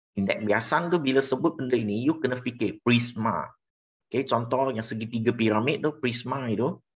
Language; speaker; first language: Malay; non-native, local second language; Chinese